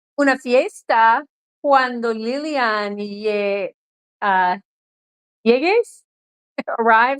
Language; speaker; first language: Spanish; non-native, learner; English